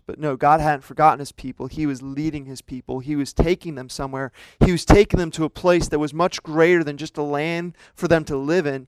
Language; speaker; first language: English; native; English